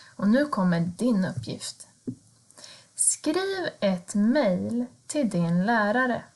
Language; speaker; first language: Swedish; native; Swedish